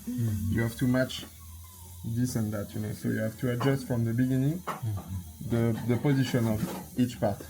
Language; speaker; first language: English; non-native, fluent; French